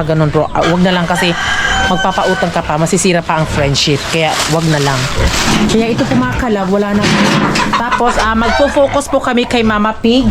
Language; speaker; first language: Filipino; non-native, local second language; Cebuano